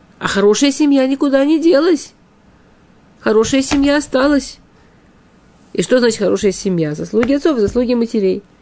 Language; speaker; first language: Russian; early bilingual, heritage; Russian